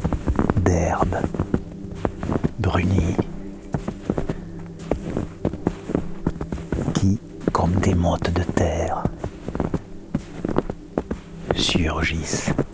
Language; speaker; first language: French; native; French